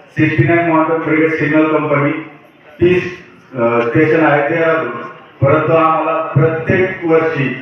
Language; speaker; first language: Marathi; native; Marathi